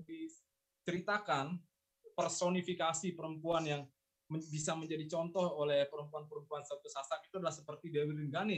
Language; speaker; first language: Indonesian; native; Indonesian